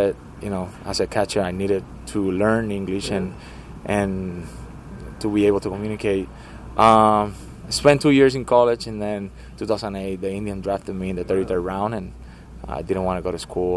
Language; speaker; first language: English; non-native, fluent; Spanish